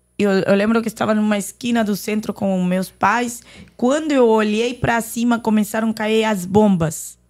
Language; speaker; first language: Portuguese; non-native, fluent; Arabic